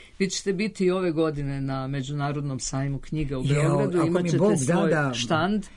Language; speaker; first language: Serbian; native; Serbian